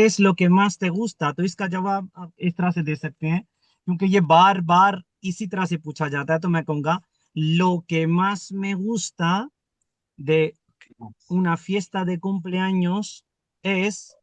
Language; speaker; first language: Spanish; non-native, fluent; Urdu